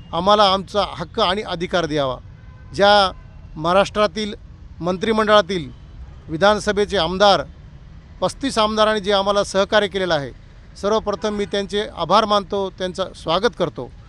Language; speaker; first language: Marathi; non-native, local second language; Lambadi